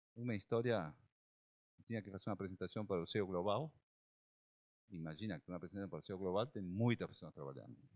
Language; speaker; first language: Portuguese; non-native, learner; Spanish